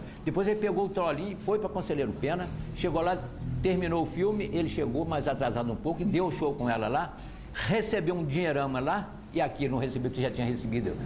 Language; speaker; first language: Portuguese; native; Portuguese